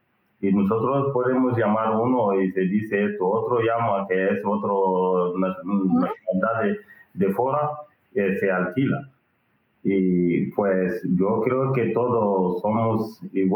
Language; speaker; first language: Spanish; non-native, learner; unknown